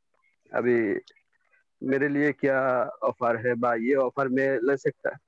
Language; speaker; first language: Hindi; non-native, learner; Bangla